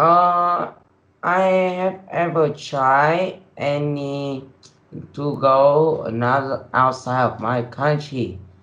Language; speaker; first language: English; non-native, learner; Vietnamese